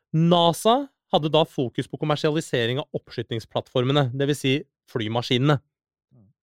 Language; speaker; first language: Norwegian; early bilingual, other home language; Persian